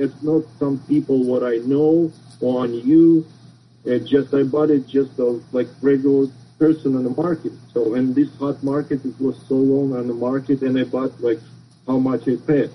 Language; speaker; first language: English; non-native, learner; Russian